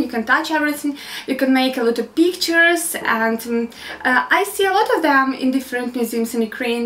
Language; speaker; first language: English; non-native, learner; Ukrainian